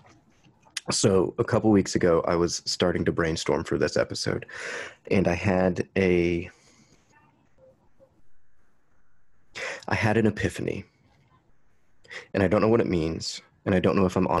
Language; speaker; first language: English; native; English